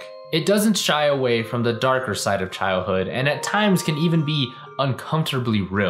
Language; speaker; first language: English; native; English